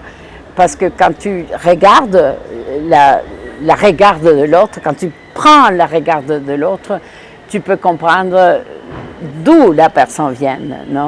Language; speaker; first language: French; non-native, fluent; Spanish